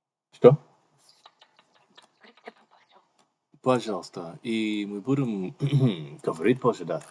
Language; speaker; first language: Russian; non-native, learner; English